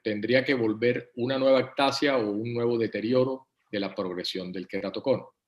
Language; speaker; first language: Spanish; native; Spanish